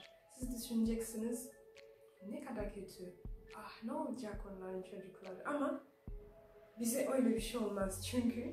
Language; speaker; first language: Turkish; non-native, fluent; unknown